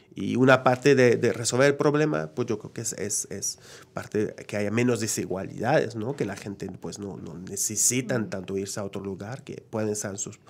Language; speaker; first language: Spanish; non-native, fluent; French